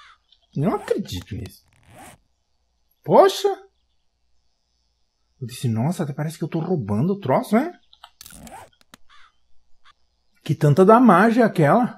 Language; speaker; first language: Portuguese; native; Portuguese